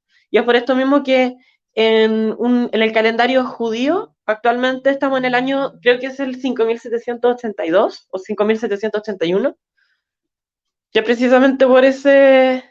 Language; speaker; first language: Spanish; native; Spanish